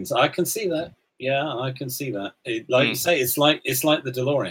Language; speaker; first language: English; native; English